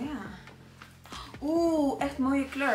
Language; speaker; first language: Dutch; non-native, learner; Italian